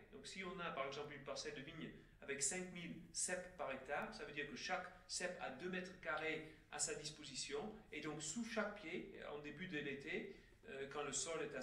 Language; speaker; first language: French; native; French